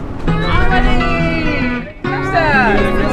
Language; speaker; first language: Japanese; non-native, learner; English